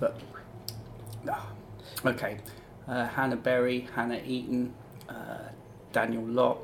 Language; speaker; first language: English; native; English